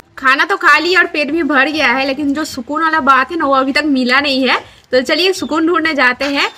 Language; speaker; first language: Hindi; non-native, local second language; Bangla